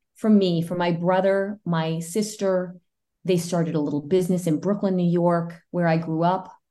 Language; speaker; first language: English; early bilingual, other home language; Spanish